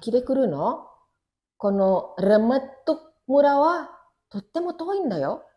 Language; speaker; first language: Japanese; non-native, fluent; Indonesian